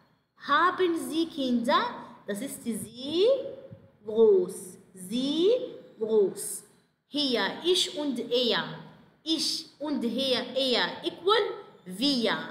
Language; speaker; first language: German; non-native, fluent; Arabic